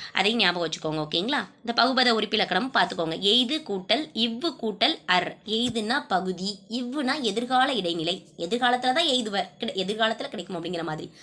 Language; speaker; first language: Tamil; native; Tamil